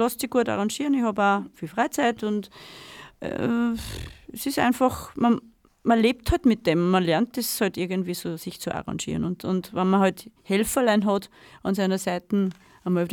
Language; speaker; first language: German; native; German